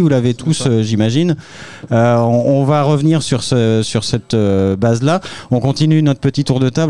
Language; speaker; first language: French; native; French